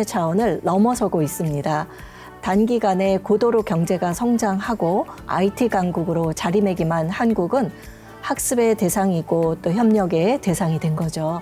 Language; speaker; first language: Korean; native; Korean